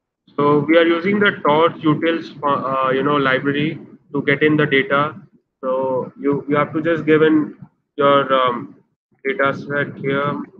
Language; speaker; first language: English; non-native, local second language; Hindi